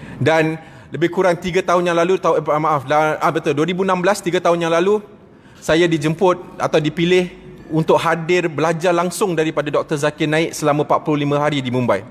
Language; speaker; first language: Malay; native; Malay